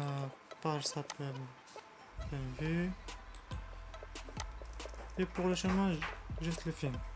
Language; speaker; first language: French; non-native, learner; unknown